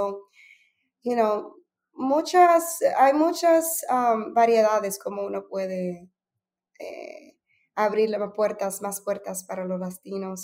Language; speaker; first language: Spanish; early bilingual, heritage; Spanish